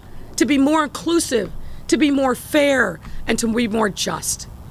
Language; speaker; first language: English; native; English